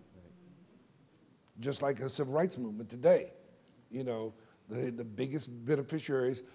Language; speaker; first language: English; native; English